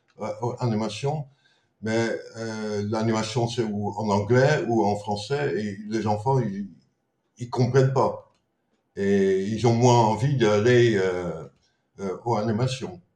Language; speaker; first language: French; non-native, fluent; Dutch